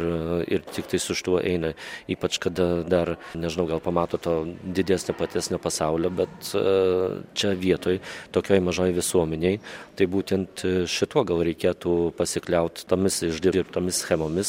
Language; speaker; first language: Lithuanian; native; Lithuanian